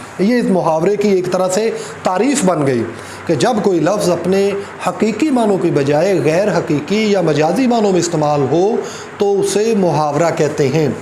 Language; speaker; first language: Urdu; non-native, local second language; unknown